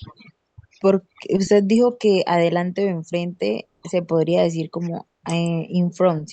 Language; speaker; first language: Spanish; native; Spanish